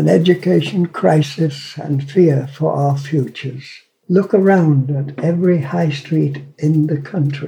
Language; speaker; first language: English; native; English